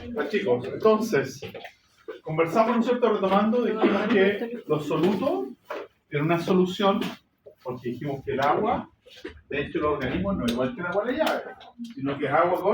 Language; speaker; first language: Spanish; native; Spanish